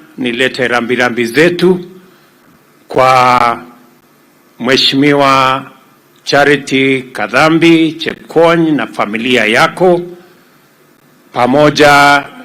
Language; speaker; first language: Swahili; non-native, local second language; Kalenjin